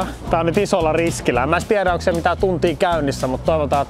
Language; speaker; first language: Finnish; native; Finnish